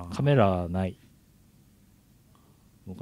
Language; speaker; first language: Japanese; native; Japanese